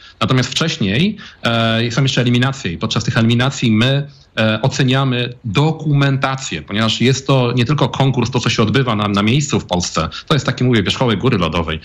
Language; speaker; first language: Polish; native; Polish